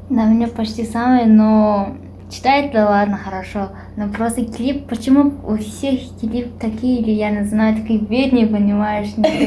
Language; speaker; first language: Russian; non-native, learner; Mongolian